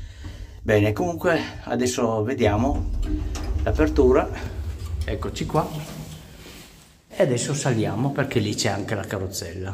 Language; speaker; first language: Italian; native; Italian